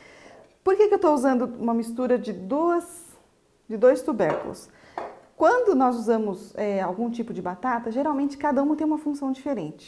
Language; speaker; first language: Portuguese; native; Portuguese